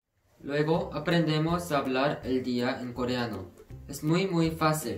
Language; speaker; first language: Spanish; non-native, fluent; Korean